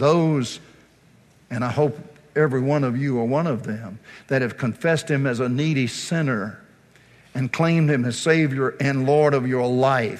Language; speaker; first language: English; native; English